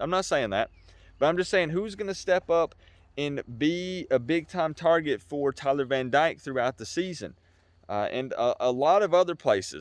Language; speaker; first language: English; native; English